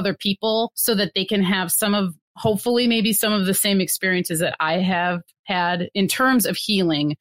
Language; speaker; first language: English; native; English